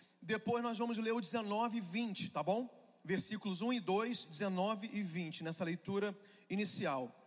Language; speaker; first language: Portuguese; native; Portuguese